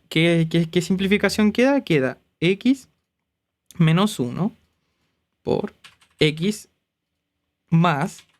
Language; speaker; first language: Spanish; native; Spanish